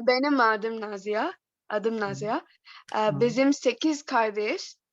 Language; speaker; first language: Turkish; non-native, learner; Urdu